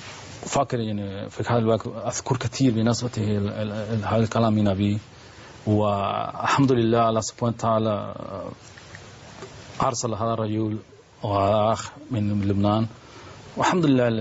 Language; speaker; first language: Arabic; non-native, learner; Spanish